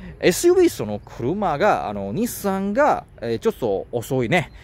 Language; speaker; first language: Japanese; non-native, learner; Chinese